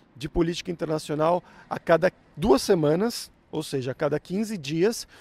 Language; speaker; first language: Portuguese; native; Portuguese